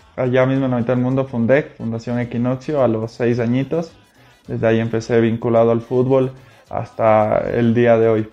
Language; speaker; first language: Spanish; native; Spanish